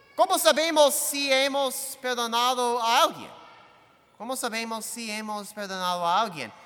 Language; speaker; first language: Spanish; non-native, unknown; English